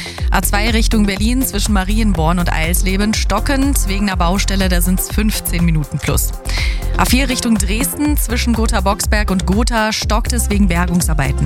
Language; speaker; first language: German; native; German